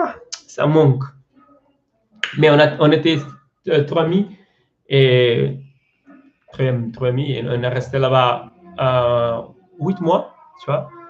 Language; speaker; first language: French; non-native, learner; Portuguese